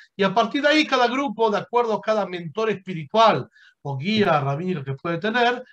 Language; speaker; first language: Spanish; native; Spanish